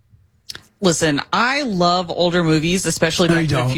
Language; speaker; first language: English; native; English